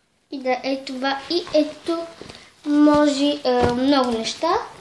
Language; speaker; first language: Bulgarian; early bilingual, heritage; Bulgarian